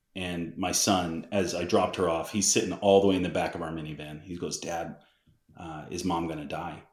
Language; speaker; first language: English; native; English